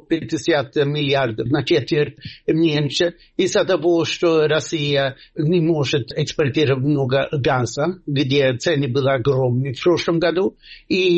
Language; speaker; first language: Russian; non-native, fluent; Swedish